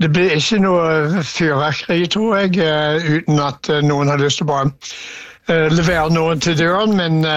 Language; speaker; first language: Norwegian; non-native, fluent; English